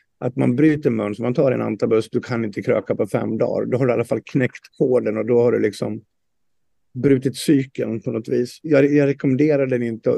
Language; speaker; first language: Swedish; native; Swedish